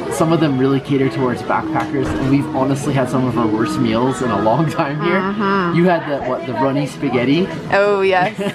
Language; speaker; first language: English; native; English